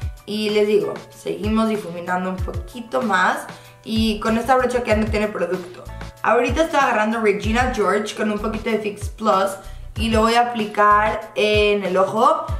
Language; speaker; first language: Spanish; native; Spanish